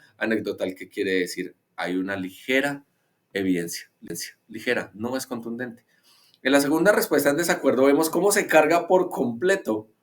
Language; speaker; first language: Spanish; native; Spanish